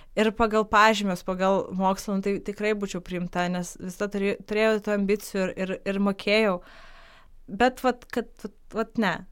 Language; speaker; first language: Lithuanian; non-native, local second language; Polish